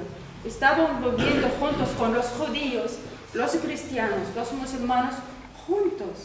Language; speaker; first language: Spanish; non-native, learner; Arabic